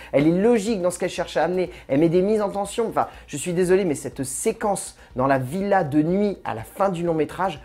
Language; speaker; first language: French; native; French